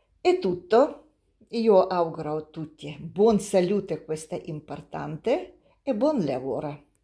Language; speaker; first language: Italian; non-native, learner; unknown